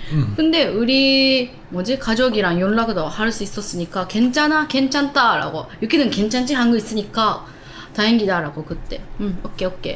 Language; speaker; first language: Korean; non-native, learner; Japanese